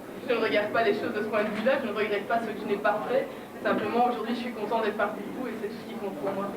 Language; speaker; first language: French; native; French